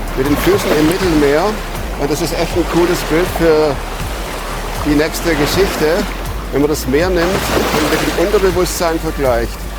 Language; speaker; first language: German; native; German